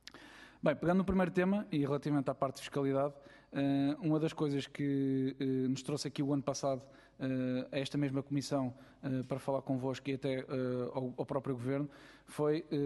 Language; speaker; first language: Portuguese; native; Portuguese